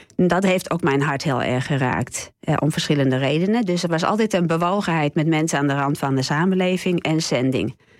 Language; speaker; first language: Dutch; native; Dutch